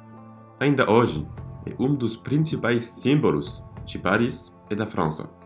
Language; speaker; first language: Portuguese; non-native, fluent; French